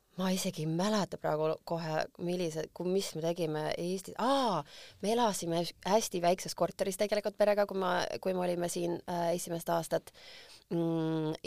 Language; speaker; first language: Estonian; early bilingual, other home language; English